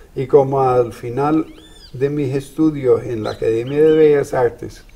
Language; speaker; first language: Spanish; non-native, fluent; Dutch